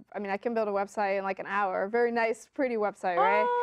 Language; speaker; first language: English; early bilingual, other home language; Spanish